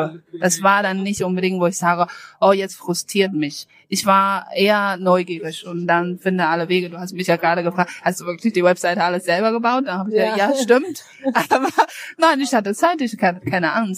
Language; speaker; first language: German; non-native, fluent; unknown